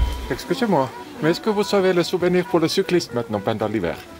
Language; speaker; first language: French; non-native, fluent; Finnish